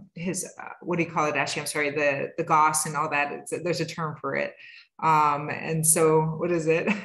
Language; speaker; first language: English; native; English